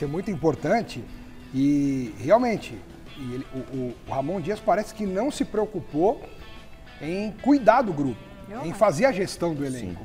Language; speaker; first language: Portuguese; native; Portuguese